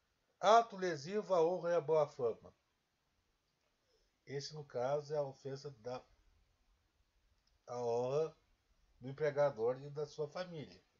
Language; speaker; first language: Portuguese; native; Portuguese